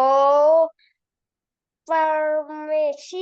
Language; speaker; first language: English; non-native, learner; Indonesian